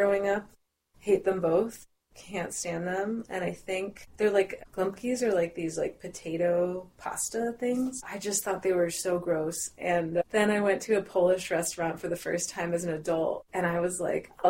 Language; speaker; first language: English; non-native, local second language; French